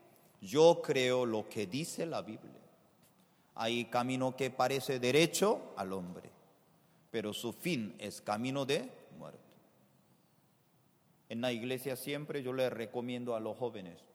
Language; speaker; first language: Spanish; non-native, fluent; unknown